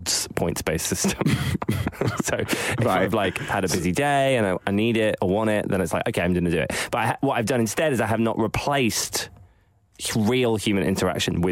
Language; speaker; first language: English; native; English